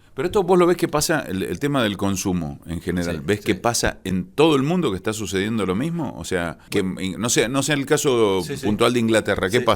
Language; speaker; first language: Spanish; native; Spanish